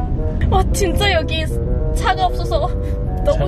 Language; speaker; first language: Korean; non-native, learner; Cantonese